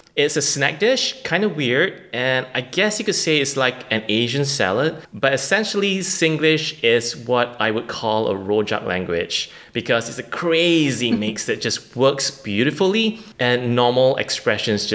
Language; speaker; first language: English; non-native, local second language; Chinese